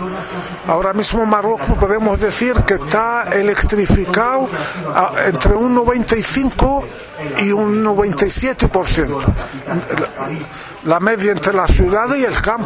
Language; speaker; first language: Spanish; non-native, fluent; Arabic